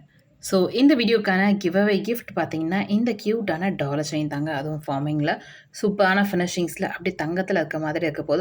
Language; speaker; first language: Tamil; native; Tamil